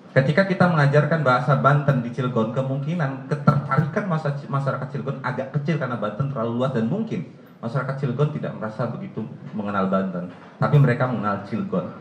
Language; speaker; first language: Indonesian; non-native, local second language; Javanese